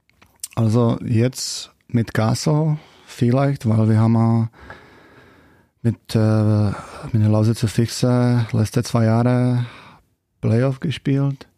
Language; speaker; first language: German; non-native, learner; Czech